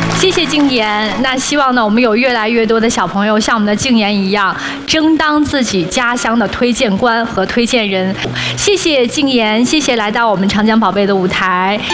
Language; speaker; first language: Chinese; native; Chinese